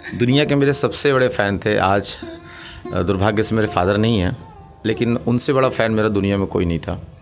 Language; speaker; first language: Hindi; native; Hindi